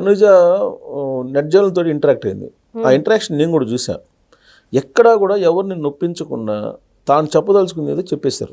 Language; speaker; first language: Telugu; native; Telugu